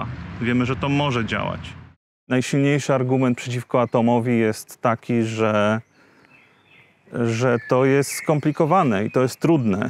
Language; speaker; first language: Polish; native; Polish